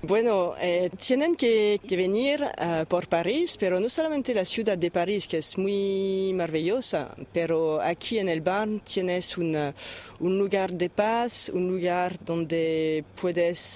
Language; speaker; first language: Spanish; non-native, fluent; French